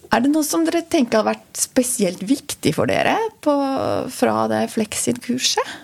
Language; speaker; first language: Norwegian; non-native, fluent; German